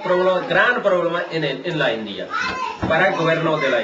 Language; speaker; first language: Spanish; non-native, learner; Punjabi